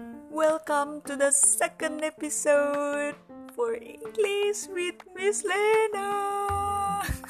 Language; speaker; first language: English; non-native, fluent; Indonesian